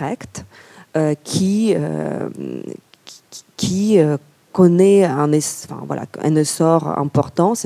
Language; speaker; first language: French; non-native, fluent; Ukrainian